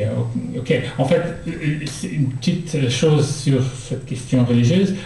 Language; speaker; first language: French; non-native, fluent; Russian